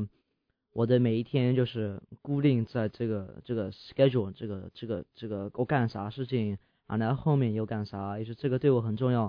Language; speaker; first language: Chinese; early bilingual, heritage; English